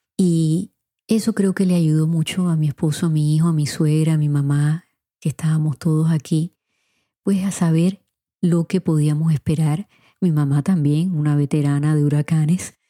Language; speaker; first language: Spanish; native; Spanish